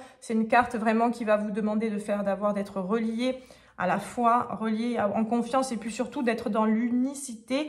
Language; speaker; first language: French; native; French